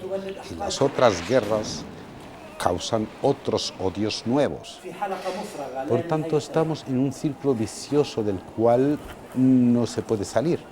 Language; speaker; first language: Spanish; non-native, fluent; Arabic